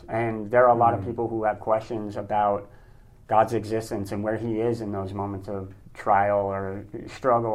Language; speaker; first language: English; native; English